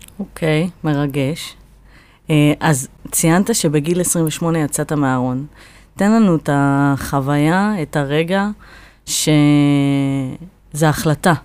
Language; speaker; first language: Hebrew; native; Hebrew